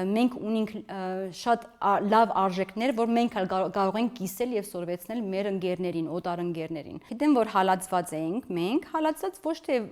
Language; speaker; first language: Armenian; early bilingual, heritage; Armenian